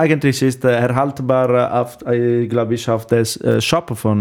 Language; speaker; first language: German; non-native, learner; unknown